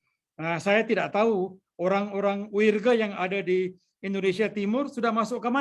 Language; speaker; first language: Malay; non-native, local second language; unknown